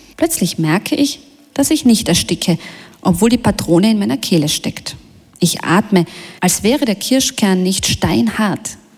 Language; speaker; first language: German; early bilingual, other home language; Bosnian